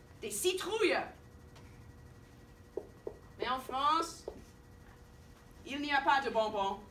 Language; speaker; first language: French; non-native, fluent; English